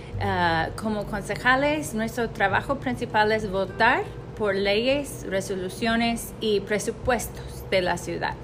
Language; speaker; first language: Spanish; non-native, fluent; English